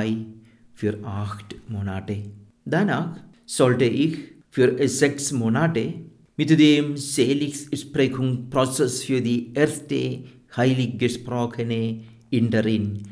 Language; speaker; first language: German; non-native, fluent; Malayalam